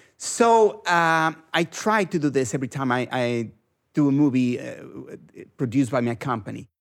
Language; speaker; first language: English; non-native, fluent; Spanish